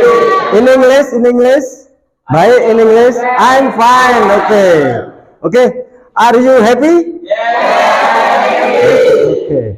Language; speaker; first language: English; non-native, learner; Indonesian